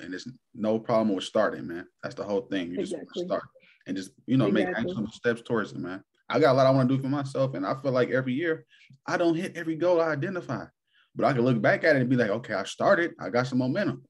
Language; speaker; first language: English; native; English